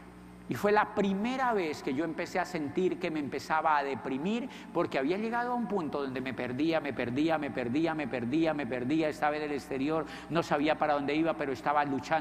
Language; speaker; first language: Spanish; native; Spanish